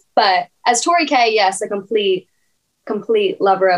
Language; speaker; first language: English; native; English